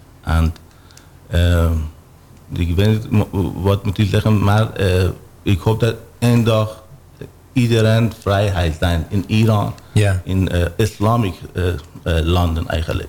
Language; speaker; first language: Dutch; non-native, learner; Persian